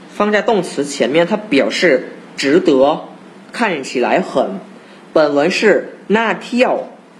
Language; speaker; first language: Chinese; non-native, fluent; Thai